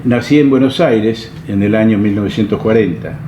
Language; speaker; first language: Spanish; native; Spanish